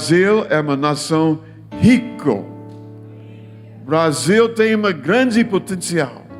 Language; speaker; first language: Portuguese; non-native, learner; English